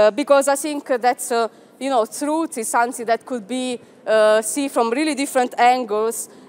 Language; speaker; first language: English; non-native, fluent; Italian